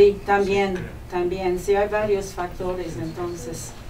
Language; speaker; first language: Spanish; non-native, fluent; English